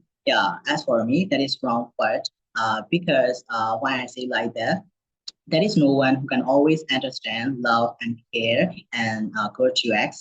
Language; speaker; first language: English; non-native, learner; Burmese